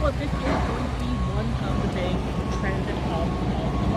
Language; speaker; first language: English; native; English